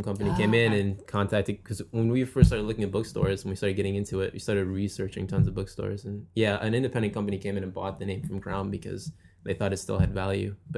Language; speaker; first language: English; native; English